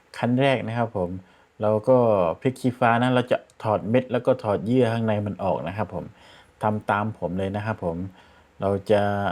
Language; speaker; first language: Thai; non-native, local second language; Malay